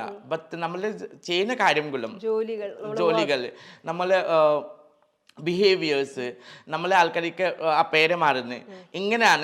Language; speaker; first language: Malayalam; non-native, local second language; Assamese